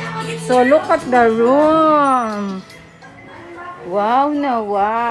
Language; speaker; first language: English; non-native, local second language; Pampanga